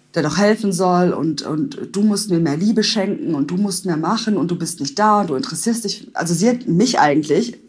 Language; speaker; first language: German; native; German